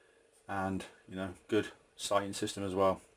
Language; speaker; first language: English; native; English